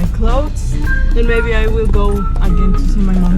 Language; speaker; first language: English; non-native, learner; Spanish